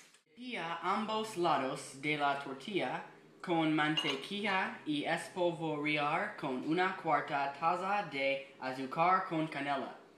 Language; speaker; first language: Spanish; non-native, learner; English